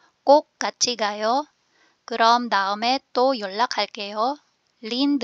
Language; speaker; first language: Korean; non-native, fluent; Filipino